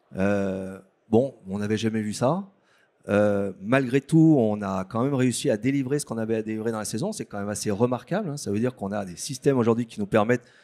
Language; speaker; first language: French; native; French